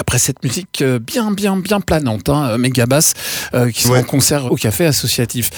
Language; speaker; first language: French; native; French